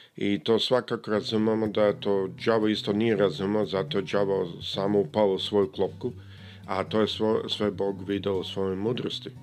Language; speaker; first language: Serbian; early bilingual, heritage; Serbian